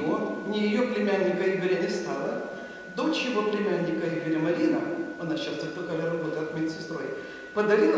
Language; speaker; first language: Russian; native; Russian